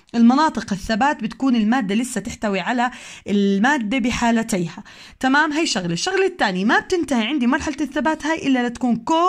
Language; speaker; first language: Arabic; native; Arabic